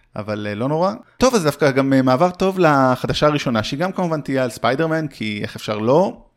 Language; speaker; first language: Hebrew; early bilingual, heritage; Hebrew